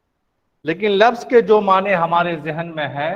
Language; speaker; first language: Urdu; native; Urdu